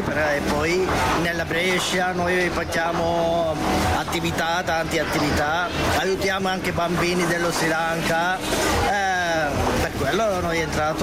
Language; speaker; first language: Italian; non-native, learner; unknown